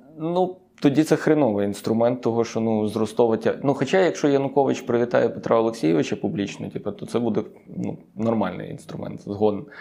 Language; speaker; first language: Ukrainian; native; Ukrainian